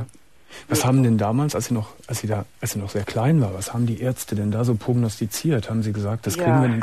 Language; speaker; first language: German; native; German